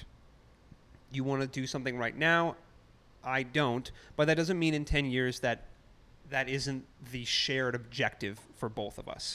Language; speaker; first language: English; native; English